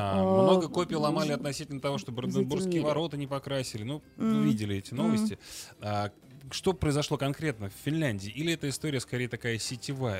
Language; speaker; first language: Russian; native; Russian